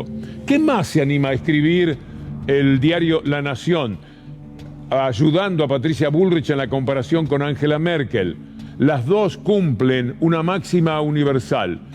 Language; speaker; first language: Spanish; native; Spanish